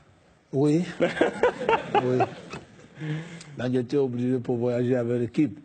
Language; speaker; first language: French; non-native, fluent; English